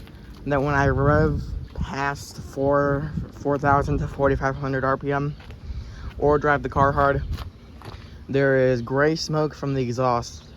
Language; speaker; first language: English; native; English